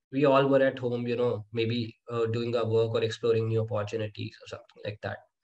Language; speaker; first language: English; non-native, local second language; Hindi